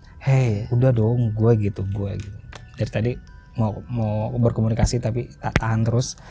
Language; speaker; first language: Indonesian; native; Indonesian